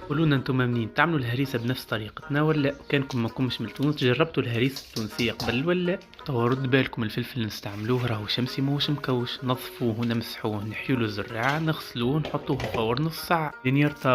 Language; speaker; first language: Arabic; native; Arabic